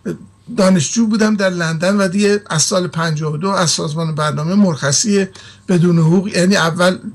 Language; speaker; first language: Persian; native; Persian